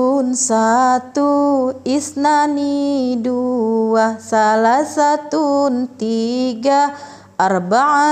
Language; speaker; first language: Arabic; non-native, fluent; Indonesian